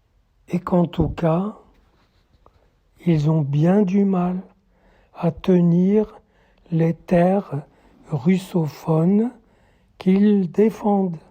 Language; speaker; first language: French; native; French